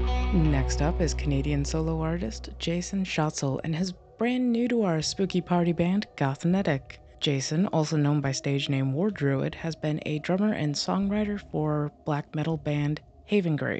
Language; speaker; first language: English; native; English